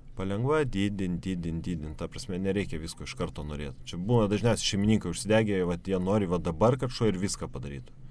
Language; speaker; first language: Lithuanian; native; Lithuanian